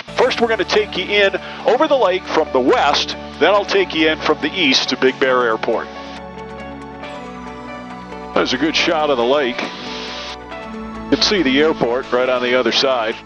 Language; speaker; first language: English; native; English